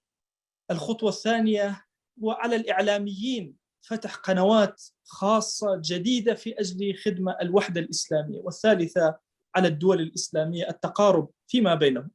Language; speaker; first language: Arabic; non-native, local second language; Kurdish